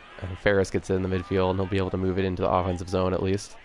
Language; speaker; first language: English; native; English